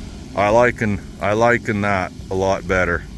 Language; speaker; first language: English; native; English